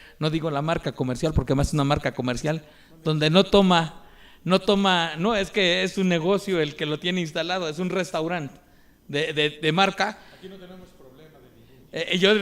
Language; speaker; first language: Spanish; native; Spanish